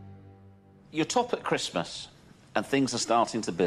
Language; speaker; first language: English; native; English